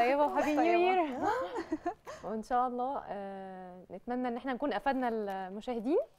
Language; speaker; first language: Arabic; native; Arabic